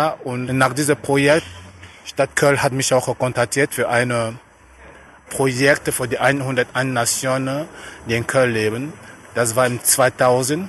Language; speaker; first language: German; non-native, fluent; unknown